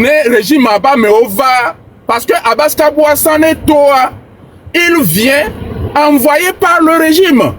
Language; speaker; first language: French; non-native, local second language; Ewe